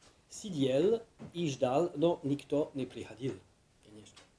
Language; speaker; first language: Russian; non-native, learner; French